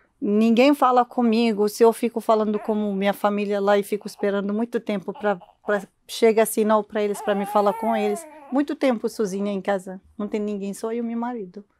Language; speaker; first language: Portuguese; non-native, learner; Arabic